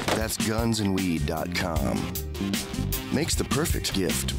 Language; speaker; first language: English; native; English